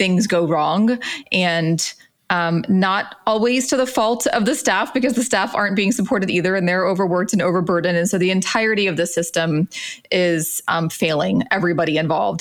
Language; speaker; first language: English; native; English